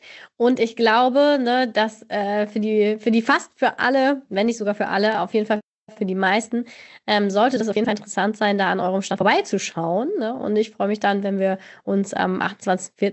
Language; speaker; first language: German; native; German